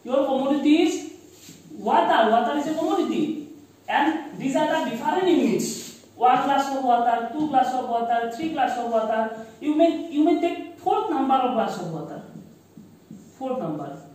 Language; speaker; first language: English; non-native, local second language; Assamese